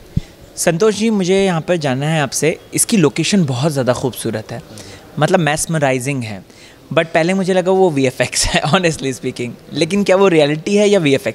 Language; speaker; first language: Hindi; native; Hindi